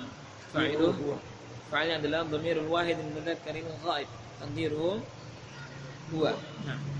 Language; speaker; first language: Arabic; non-native, fluent; Indonesian